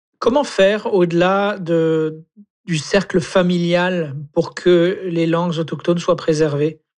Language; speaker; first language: French; native; French